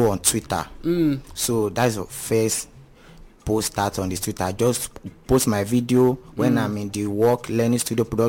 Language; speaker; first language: English; non-native, local second language; Yoruba